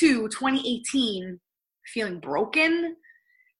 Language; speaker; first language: English; native; English